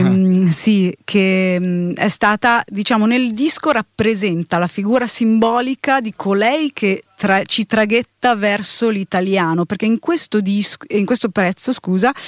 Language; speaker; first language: Italian; native; Italian